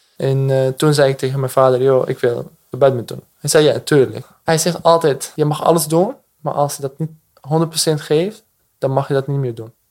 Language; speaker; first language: Dutch; non-native, fluent; Arabic